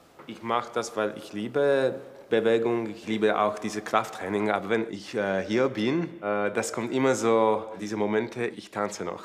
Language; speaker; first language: German; non-native, fluent; Slovak